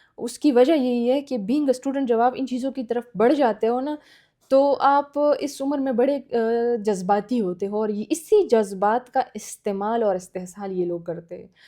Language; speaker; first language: Urdu; non-native, local second language; Pashto